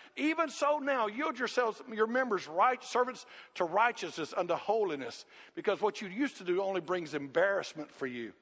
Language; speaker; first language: English; native; English